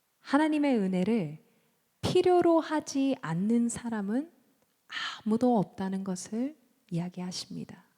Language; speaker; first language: Korean; early bilingual, heritage; Korean